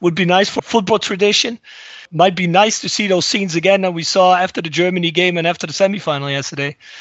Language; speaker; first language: English; non-native, fluent; Dutch